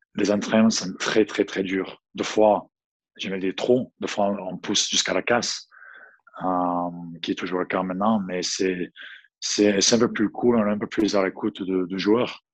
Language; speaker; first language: French; non-native, fluent; English